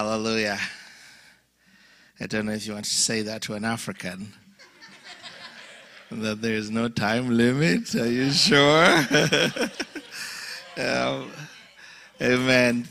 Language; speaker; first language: English; non-native, local second language; Ganda